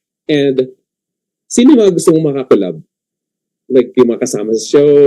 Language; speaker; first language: Filipino; native; Filipino